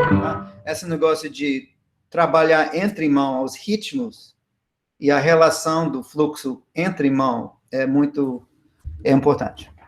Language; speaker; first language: Portuguese; non-native, fluent; English